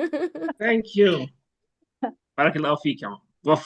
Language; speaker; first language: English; non-native, fluent; Arabic